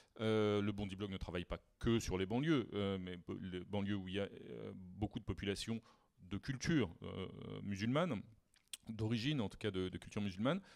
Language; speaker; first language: French; native; French